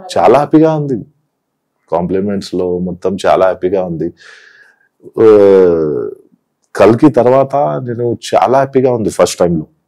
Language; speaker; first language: Telugu; non-native, local second language; Hindi